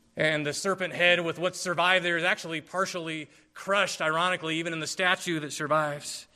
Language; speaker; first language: English; native; English